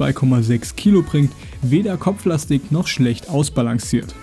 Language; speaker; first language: German; native; German